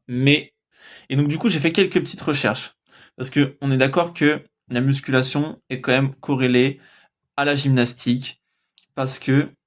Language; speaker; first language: French; native; French